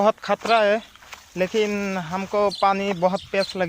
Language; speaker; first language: Hindi; non-native, local second language; Assamese